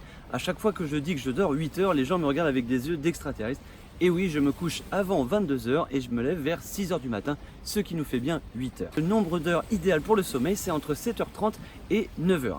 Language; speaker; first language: French; native; French